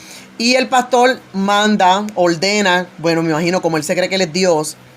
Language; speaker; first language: Spanish; native; Spanish